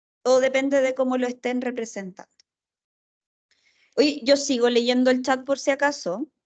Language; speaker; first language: Spanish; native; Spanish